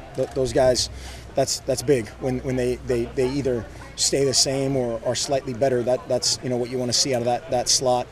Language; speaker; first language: English; native; English